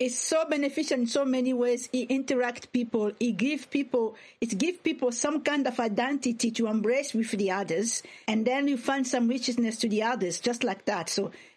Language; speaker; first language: English; non-native, fluent; Swahili